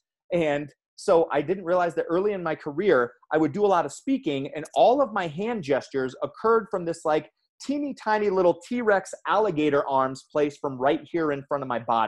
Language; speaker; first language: English; native; English